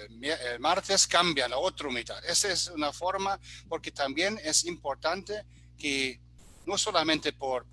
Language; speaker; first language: Spanish; non-native, fluent; German